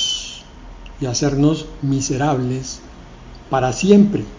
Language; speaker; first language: Spanish; native; Spanish